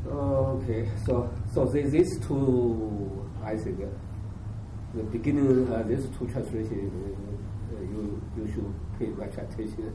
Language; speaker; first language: English; non-native, learner; Chinese